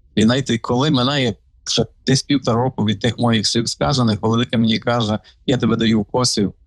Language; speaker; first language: Ukrainian; native; Ukrainian